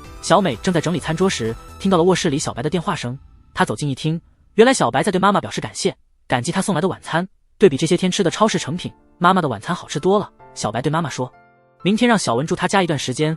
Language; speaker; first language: Chinese; native; Chinese